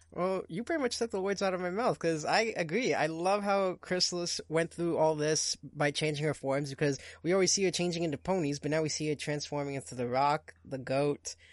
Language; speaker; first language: English; non-native, fluent; Portuguese